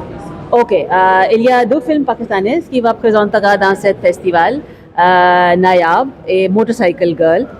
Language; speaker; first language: French; non-native, fluent; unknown